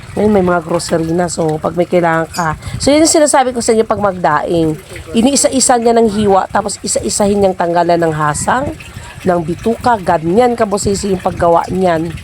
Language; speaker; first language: Filipino; non-native, local second language; Cebuano